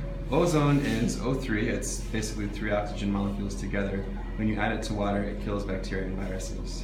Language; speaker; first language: English; native; English